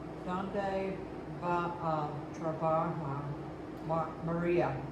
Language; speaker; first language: Spanish; non-native, learner; English